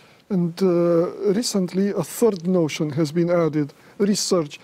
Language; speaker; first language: English; non-native, fluent; Romanian